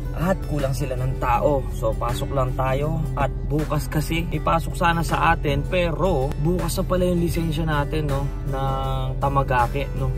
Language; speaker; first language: Filipino; native; Filipino